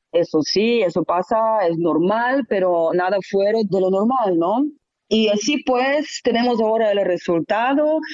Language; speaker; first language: Spanish; non-native, fluent; Slovenian